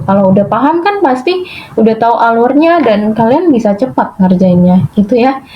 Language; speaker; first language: Indonesian; native; Indonesian